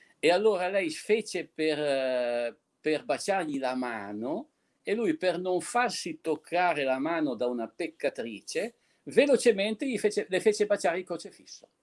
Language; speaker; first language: Italian; native; Italian